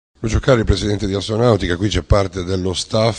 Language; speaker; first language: Italian; native; Italian